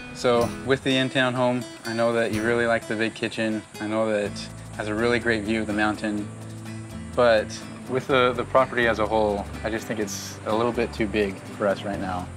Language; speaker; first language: English; native; English